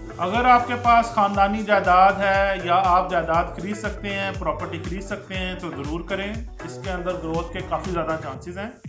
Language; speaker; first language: Urdu; non-native, local second language; Punjabi